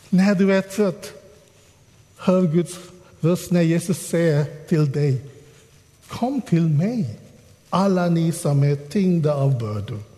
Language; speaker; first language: Swedish; non-native, fluent; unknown